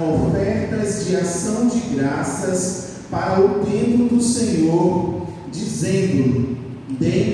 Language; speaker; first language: Portuguese; native; Portuguese